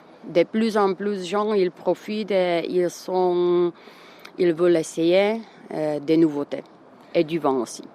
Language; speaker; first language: French; non-native, fluent; Czech